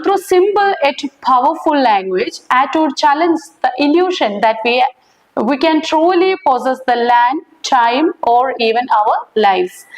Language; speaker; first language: English; non-native, local second language; Malayalam